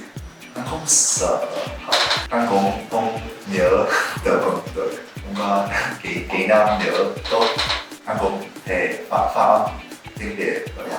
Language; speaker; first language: Vietnamese; non-native, learner; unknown